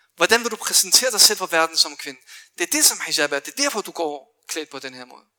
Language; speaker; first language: Danish; early bilingual, other home language; Arabic